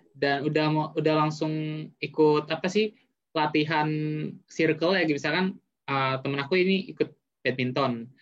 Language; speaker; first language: Indonesian; native; Indonesian